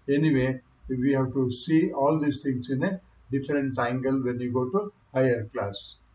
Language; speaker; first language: English; non-native, local second language; Kannada